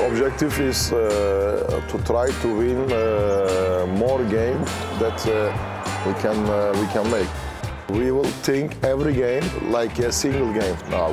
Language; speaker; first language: English; non-native, learner; Turkish